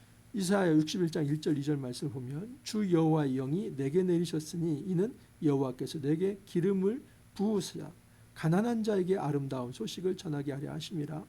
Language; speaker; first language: Korean; native; Korean